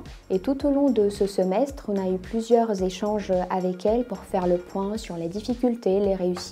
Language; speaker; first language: French; native; French